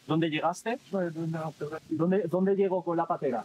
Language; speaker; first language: Spanish; native; Spanish